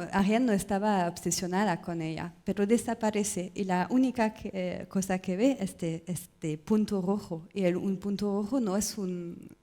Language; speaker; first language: Spanish; non-native, learner; French